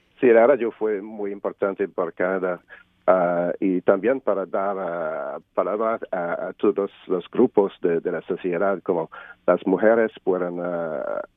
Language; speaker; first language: Spanish; non-native, learner; French